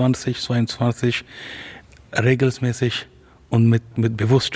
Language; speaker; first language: German; non-native, fluent; Urdu